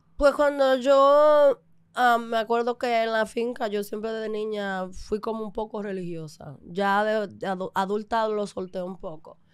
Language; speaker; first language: Spanish; early bilingual, other home language; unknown